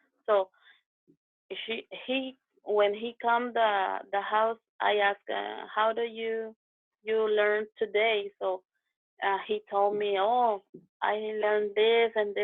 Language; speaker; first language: English; non-native, learner; Spanish